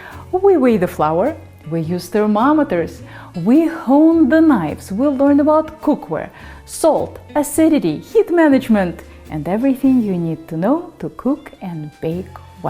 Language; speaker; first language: English; early bilingual, other home language; Russian